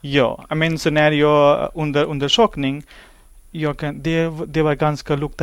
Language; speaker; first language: Swedish; non-native, learner; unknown